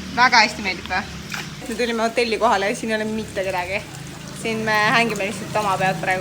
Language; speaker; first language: Estonian; native; Estonian